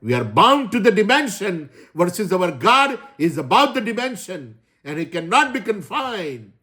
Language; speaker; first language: English; non-native, local second language; Gujarati